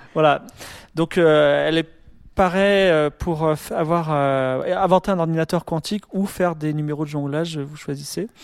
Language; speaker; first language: French; native; French